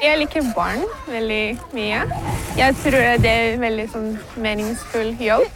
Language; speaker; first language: Norwegian; non-native, learner; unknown